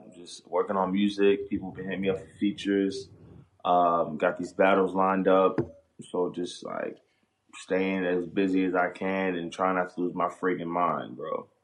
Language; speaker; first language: English; native; English